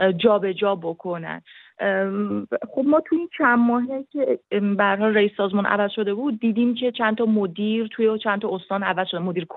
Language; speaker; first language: Persian; native; Persian